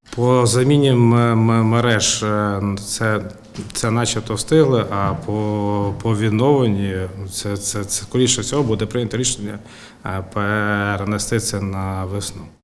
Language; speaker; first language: Ukrainian; native; Ukrainian